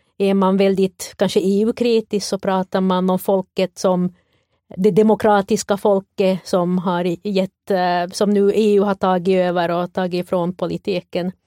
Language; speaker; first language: Swedish; native; Swedish